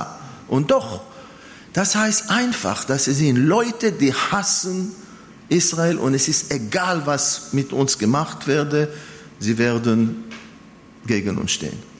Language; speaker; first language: German; non-native, fluent; Hebrew